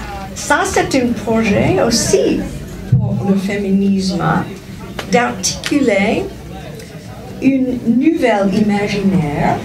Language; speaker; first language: French; non-native, fluent; English